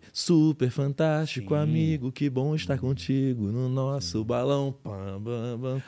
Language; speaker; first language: Portuguese; native; Portuguese